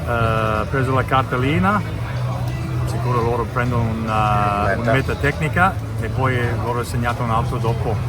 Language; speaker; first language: Italian; non-native, learner; English